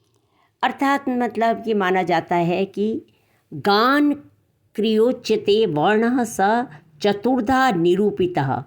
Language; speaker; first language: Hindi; native; Hindi